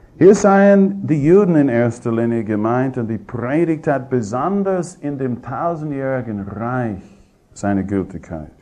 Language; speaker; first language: German; non-native, fluent; English